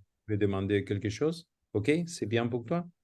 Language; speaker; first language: French; non-native, fluent; Spanish